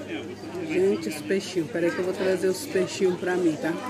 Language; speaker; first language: Portuguese; native; Portuguese